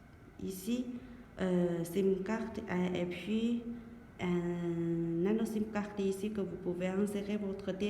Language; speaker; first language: French; non-native, learner; Chinese